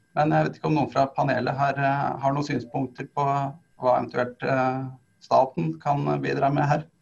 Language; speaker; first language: Norwegian; native; Norwegian